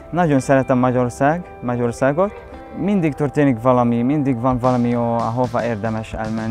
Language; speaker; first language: Hungarian; non-native, learner; Arabic